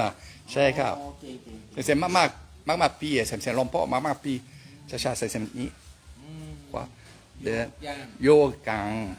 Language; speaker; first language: Thai; non-native, learner; French